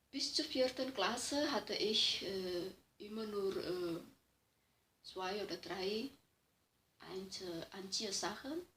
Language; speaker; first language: German; non-native, fluent; Javanese